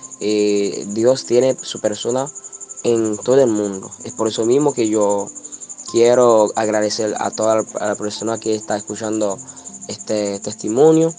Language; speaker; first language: Spanish; non-native, learner; Haitian Creole